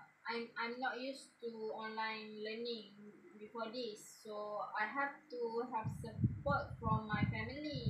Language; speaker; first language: English; non-native, fluent; Malay